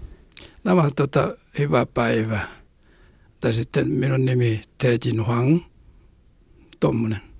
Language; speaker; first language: Finnish; non-native, learner; Korean